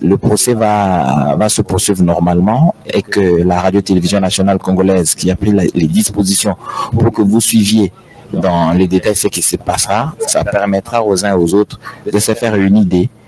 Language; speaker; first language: French; non-native, local second language; Lingala